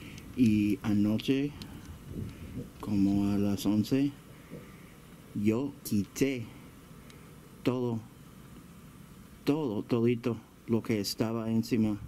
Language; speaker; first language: Spanish; early bilingual, heritage; Spanish